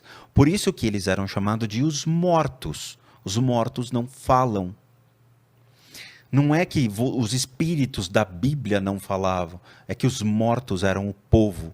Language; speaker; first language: Portuguese; native; Portuguese